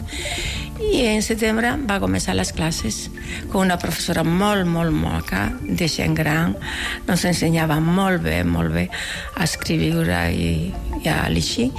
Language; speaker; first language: Catalan; non-native, local second language; Galician